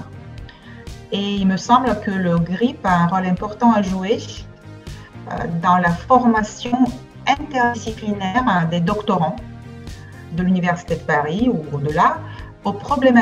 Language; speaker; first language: French; non-native, fluent; Bulgarian